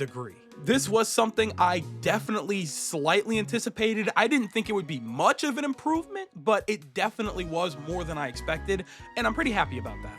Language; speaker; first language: English; native; English